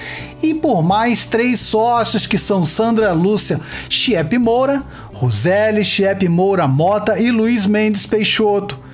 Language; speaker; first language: Portuguese; native; Portuguese